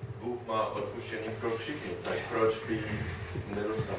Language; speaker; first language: Czech; non-native, learner; English